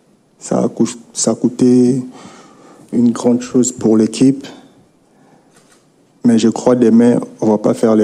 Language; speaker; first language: French; non-native, local second language; Lingala